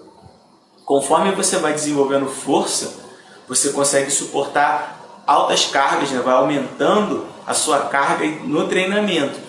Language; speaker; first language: Portuguese; native; Portuguese